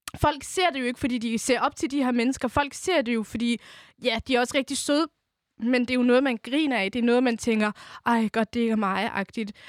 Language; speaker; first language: Danish; early bilingual, other home language; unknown